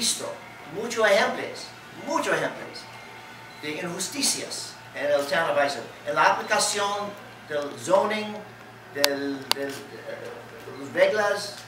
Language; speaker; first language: Spanish; non-native, learner; English